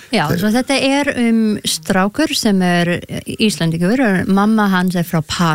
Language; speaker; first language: Icelandic; non-native, learner; English